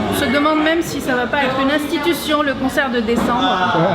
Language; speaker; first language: French; native; French